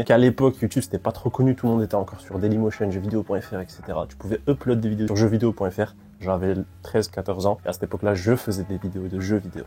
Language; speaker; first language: French; native; French